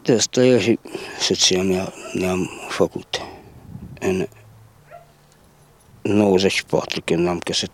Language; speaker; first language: Romanian; non-native, local second language; Hungarian